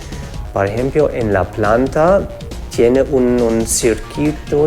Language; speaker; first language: Spanish; non-native, fluent; German